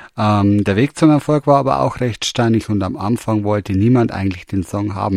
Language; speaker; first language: German; native; German